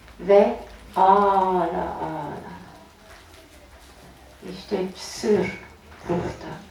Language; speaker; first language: Turkish; non-native, fluent; German